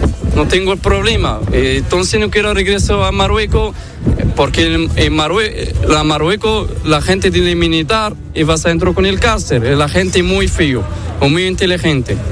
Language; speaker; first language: Spanish; non-native, learner; Arabic